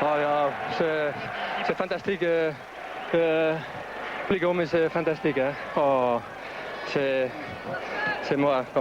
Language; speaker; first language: French; non-native, fluent; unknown